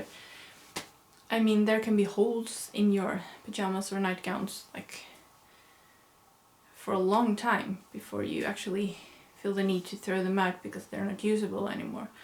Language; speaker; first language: English; non-native, fluent; Swedish